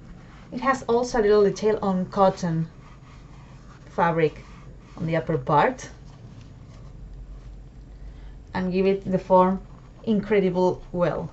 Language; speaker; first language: English; non-native, fluent; Spanish